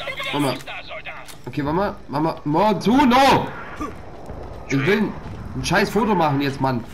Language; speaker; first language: German; native; German